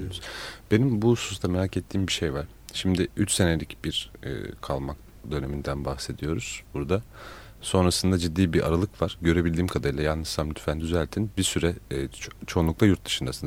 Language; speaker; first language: Turkish; native; Turkish